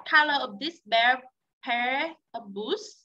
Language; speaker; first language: English; non-native, learner; Vietnamese